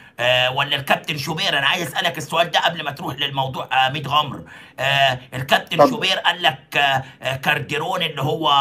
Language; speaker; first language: Arabic; native; Arabic